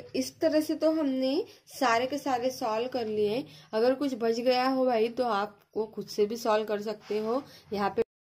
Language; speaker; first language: Hindi; non-native, local second language; Marathi